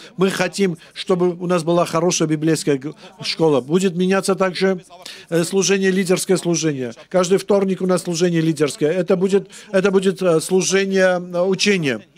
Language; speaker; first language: Russian; non-native, local second language; Armenian